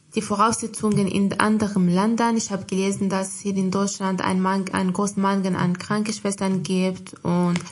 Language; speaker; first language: German; non-native, fluent; Arabic